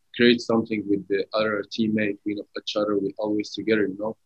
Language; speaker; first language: English; early bilingual, other home language; Arabic